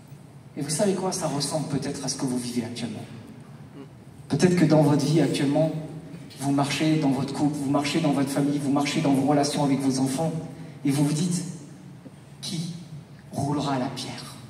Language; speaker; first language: French; native; French